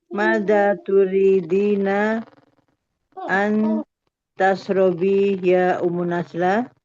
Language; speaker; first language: Arabic; non-native, learner; Indonesian